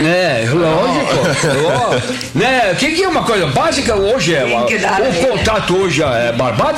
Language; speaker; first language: Italian; non-native, learner; Portuguese